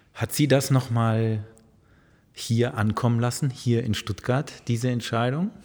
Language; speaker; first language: German; native; German